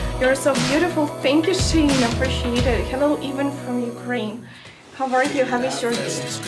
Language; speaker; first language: English; non-native, learner; Ukrainian